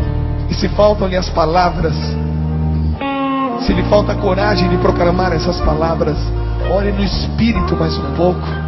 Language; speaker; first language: Portuguese; native; Portuguese